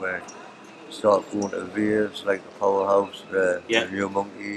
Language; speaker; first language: English; native; English